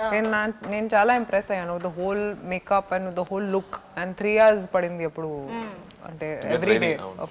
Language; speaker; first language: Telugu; non-native, local second language; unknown